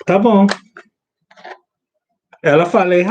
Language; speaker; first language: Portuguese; non-native, learner; English